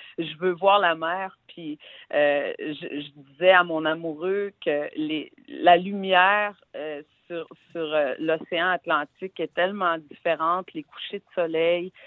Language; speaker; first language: French; native; French